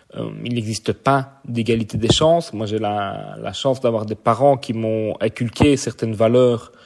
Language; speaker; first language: French; native; French